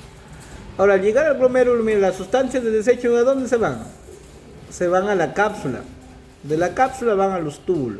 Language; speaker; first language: Spanish; native; Spanish